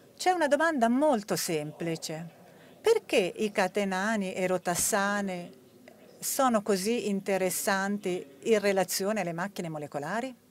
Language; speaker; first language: Italian; native; Italian